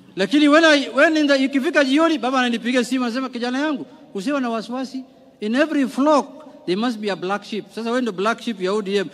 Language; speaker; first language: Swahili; non-native, local second language; Somali